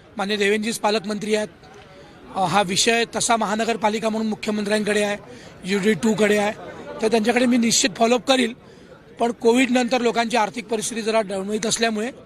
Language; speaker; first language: Marathi; native; Marathi